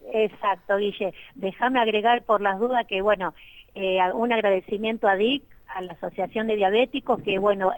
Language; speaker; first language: Spanish; native; Spanish